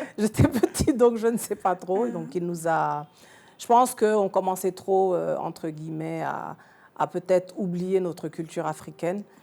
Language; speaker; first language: French; early bilingual, other home language; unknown